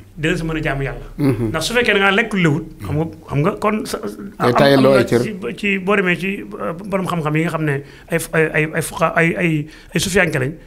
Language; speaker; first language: Wolof; native; Wolof